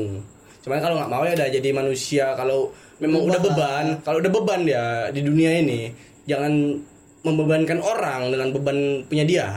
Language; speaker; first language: Indonesian; native; Indonesian